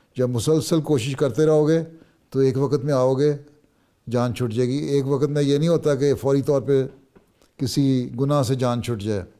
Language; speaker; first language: Urdu; native; Urdu